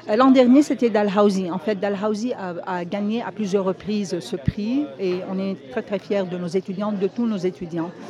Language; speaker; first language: French; non-native, local second language; Arabic